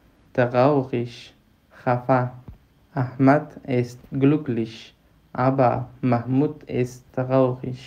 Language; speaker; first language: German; non-native, fluent; Pashto